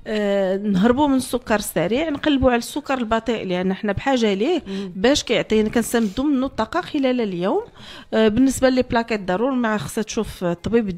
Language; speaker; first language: Arabic; native; Arabic